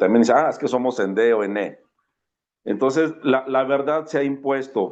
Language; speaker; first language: Spanish; native; Spanish